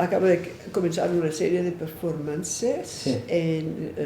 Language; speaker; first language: Spanish; non-native, fluent; English